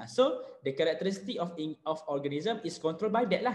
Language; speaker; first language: English; non-native, local second language; Malay